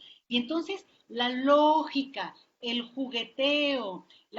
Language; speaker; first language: Spanish; native; Spanish